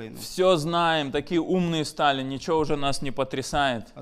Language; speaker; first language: Russian; native; Russian